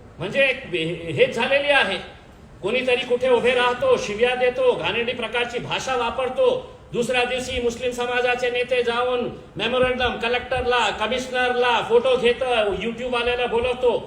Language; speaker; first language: Marathi; non-native, local second language; Urdu